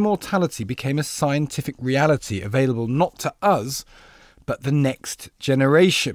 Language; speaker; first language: English; native; English